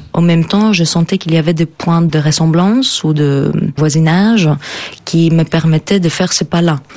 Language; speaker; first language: French; non-native, fluent; Greek